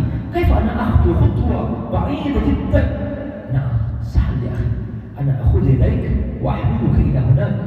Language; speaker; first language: Arabic; non-native, fluent; Indonesian